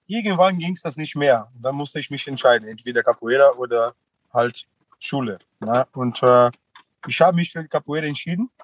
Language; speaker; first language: German; non-native, fluent; Portuguese